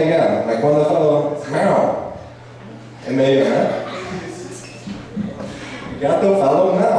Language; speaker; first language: Portuguese; non-native, learner; English